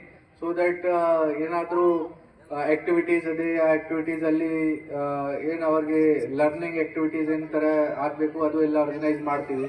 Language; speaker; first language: Kannada; non-native, fluent; Hindi